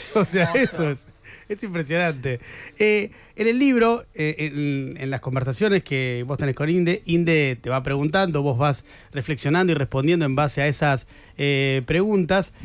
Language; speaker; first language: Spanish; native; Spanish